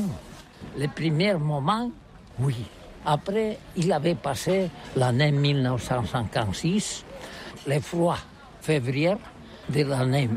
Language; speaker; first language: French; non-native, learner; Catalan